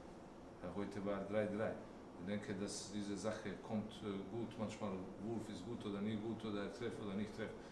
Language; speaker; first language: German; non-native, learner; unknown